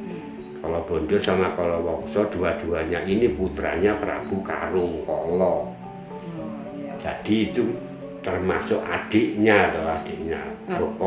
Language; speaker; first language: Indonesian; non-native, local second language; Javanese